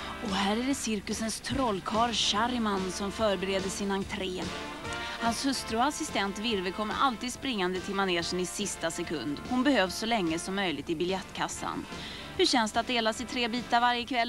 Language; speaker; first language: Swedish; native; Swedish